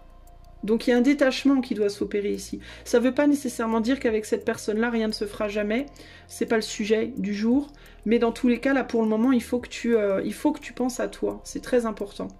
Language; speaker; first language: French; native; French